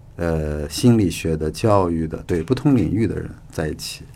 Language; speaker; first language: Chinese; native; Chinese